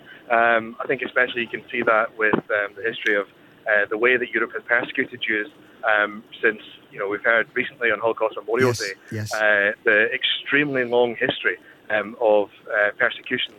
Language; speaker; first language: English; native; English